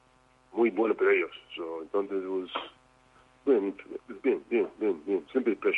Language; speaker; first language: Spanish; non-native, fluent; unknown